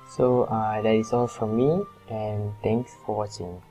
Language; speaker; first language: English; non-native, local second language; Malay